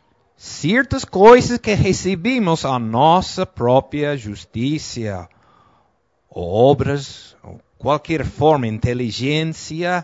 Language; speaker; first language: Portuguese; non-native, fluent; Spanish